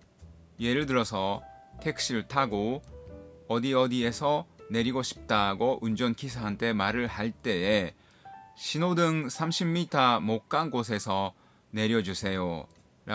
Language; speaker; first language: Korean; non-native, fluent; Japanese